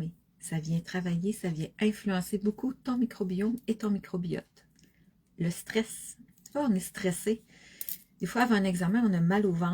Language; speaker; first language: French; native; French